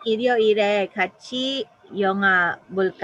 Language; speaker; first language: Korean; non-native, learner; English